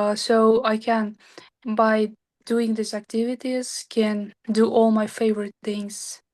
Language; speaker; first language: English; non-native, learner; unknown